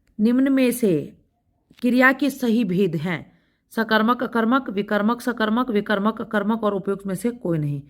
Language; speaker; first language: Hindi; native; Hindi